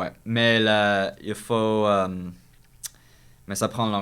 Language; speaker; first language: French; non-native, local second language; English